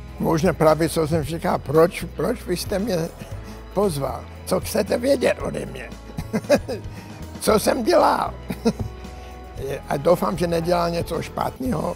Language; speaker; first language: Czech; non-native, learner; English